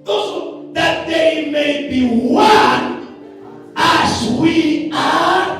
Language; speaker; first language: English; non-native, local second language; Swahili